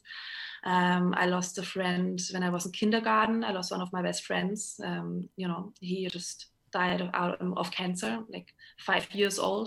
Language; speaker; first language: English; non-native, fluent; German